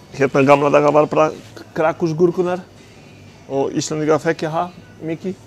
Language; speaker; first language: Icelandic; non-native, learner; Polish